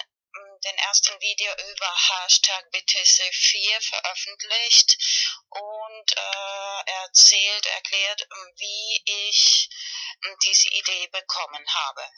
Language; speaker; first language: German; non-native, learner; Spanish